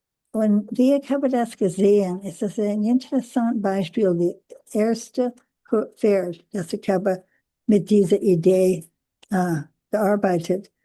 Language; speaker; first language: German; non-native, learner; English